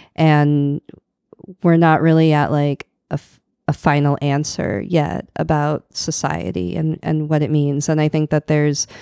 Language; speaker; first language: English; native; English